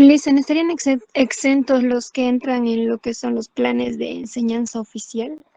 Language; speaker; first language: Spanish; native; Spanish